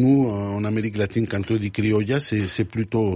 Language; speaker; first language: French; non-native, fluent; Spanish